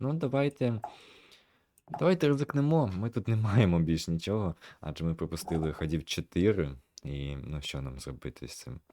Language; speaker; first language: Ukrainian; native; Ukrainian